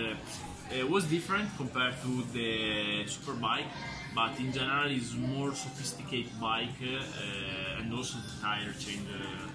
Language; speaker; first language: English; non-native, fluent; Italian